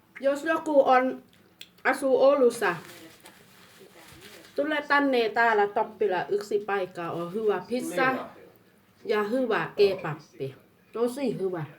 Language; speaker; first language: Finnish; non-native, learner; Thai